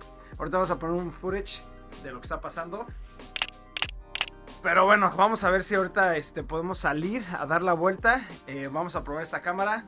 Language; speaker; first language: Spanish; native; Spanish